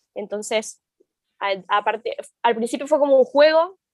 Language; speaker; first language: Spanish; native; Spanish